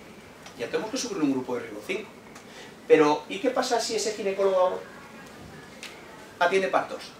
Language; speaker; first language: Spanish; native; Spanish